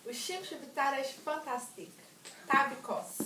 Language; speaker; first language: Albanian; non-native, learner; Portuguese